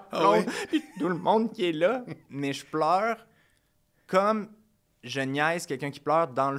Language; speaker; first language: French; native; French